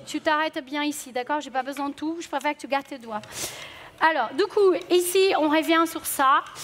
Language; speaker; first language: French; non-native, fluent; Portuguese